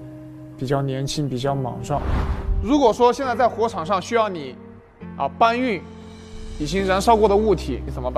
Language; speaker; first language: Chinese; native; Chinese